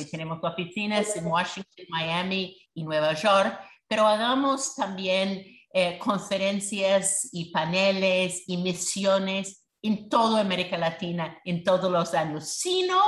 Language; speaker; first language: Spanish; non-native, fluent; English